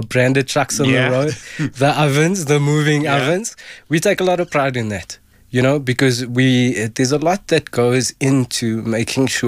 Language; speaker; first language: English; native; English